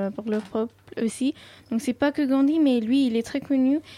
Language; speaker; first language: French; non-native, fluent; Sindhi